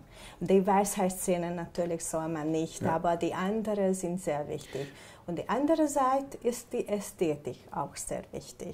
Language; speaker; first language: German; non-native, learner; Hungarian